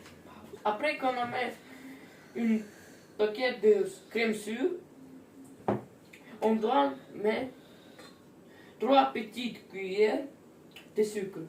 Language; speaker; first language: French; non-native, learner; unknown